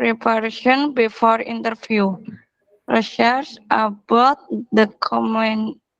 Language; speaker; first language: English; non-native, learner; Indonesian